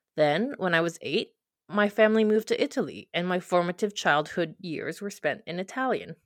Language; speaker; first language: English; early bilingual, other home language; French